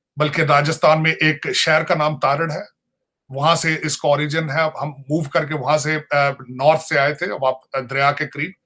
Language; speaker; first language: Urdu; non-native, local second language; Punjabi